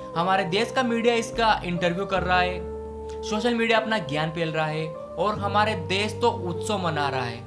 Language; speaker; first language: Hindi; native; Hindi